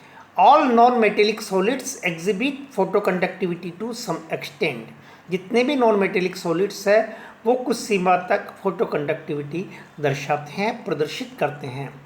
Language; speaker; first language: Hindi; native; Hindi